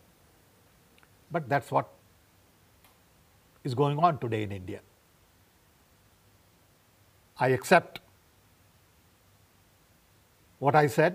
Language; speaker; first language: English; non-native, local second language; Gujarati